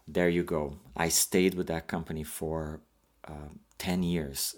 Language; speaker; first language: English; non-native, fluent; Portuguese